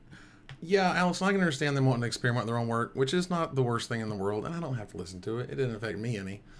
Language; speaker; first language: English; native; English